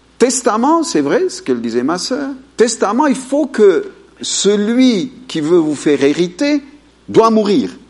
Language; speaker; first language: French; non-native, fluent; Amharic